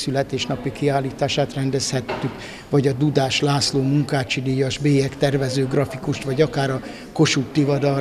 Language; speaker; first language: Hungarian; native; Hungarian